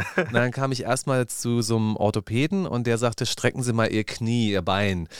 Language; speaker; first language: German; native; German